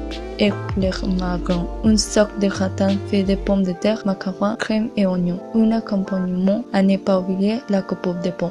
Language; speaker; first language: French; non-native, learner; Spanish